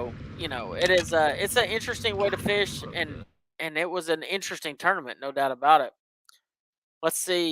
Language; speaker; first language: English; native; English